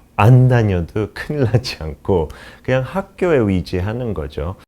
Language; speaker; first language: Korean; non-native, fluent; English